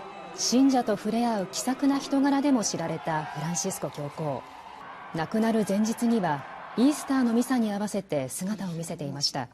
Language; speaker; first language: Japanese; native; Japanese